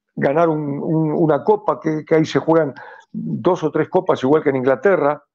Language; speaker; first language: Spanish; native; Spanish